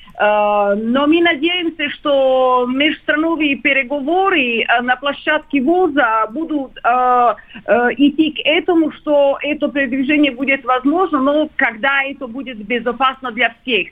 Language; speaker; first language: Russian; non-native, fluent; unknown